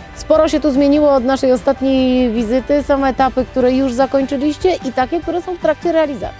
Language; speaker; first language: Polish; native; Polish